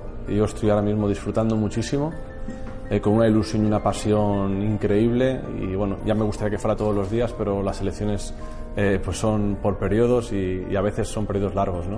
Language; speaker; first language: Spanish; native; Spanish